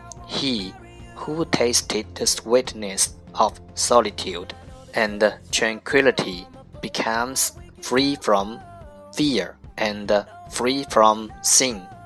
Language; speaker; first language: English; non-native, fluent; Chinese